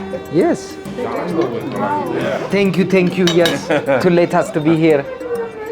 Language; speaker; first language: English; non-native, learner; Amharic